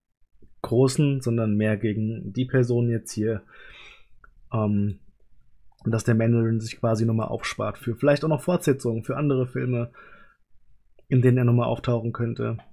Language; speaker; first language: German; native; German